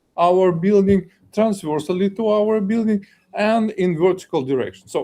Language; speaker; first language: English; non-native, fluent; Ukrainian